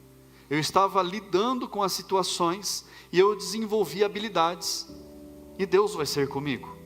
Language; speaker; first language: Portuguese; native; Portuguese